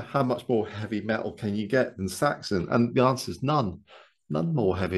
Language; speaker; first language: English; native; English